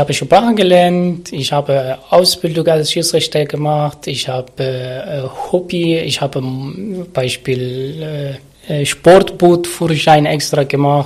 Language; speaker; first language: German; non-native, learner; Arabic